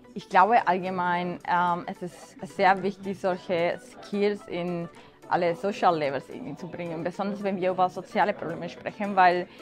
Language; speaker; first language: German; non-native, fluent; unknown